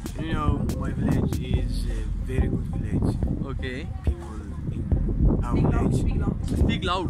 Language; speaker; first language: English; non-native, learner; Persian